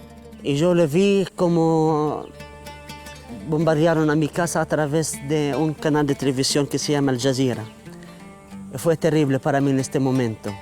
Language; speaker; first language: Spanish; non-native, fluent; Arabic